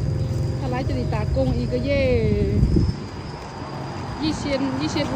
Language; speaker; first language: Chinese; non-native, learner; Lao